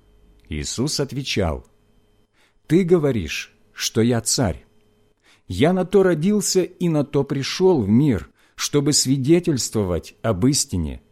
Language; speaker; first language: Russian; native; Russian